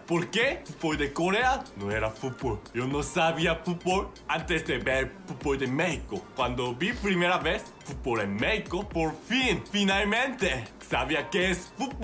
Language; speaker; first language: Spanish; non-native, learner; Korean